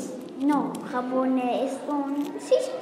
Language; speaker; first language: Spanish; non-native, learner; Arabic